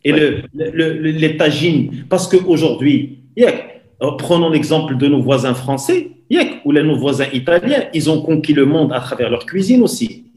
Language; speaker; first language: French; non-native, local second language; Arabic